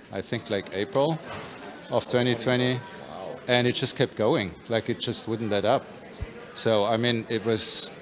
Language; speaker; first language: English; non-native, fluent; German